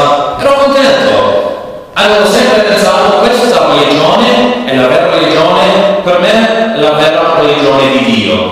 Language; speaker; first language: Italian; non-native, learner; English